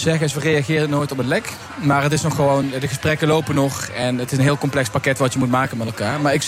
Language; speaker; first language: Dutch; native; Dutch